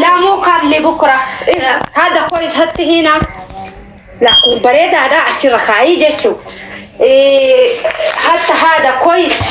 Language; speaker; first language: Arabic; native; Arabic